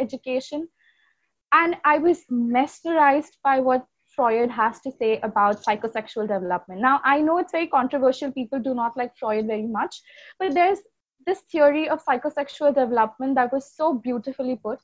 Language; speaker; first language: English; non-native, local second language; Hindi